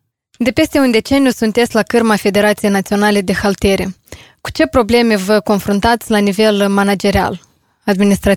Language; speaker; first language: Romanian; native; Romanian